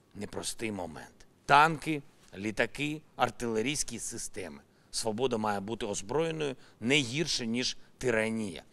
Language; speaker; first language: Ukrainian; non-native, local second language; Russian